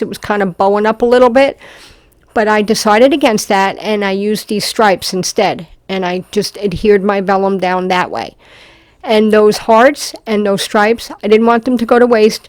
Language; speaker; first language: English; native; English